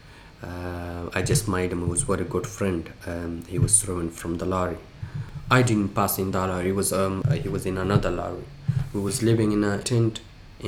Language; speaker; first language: English; early bilingual, other home language; Persian